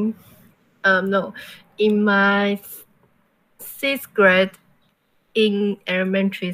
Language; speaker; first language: English; non-native, learner; Chinese